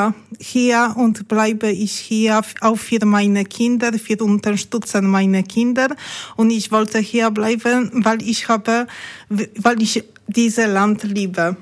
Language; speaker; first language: German; non-native, learner; Polish